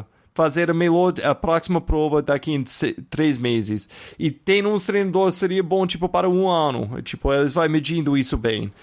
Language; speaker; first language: Portuguese; non-native, fluent; English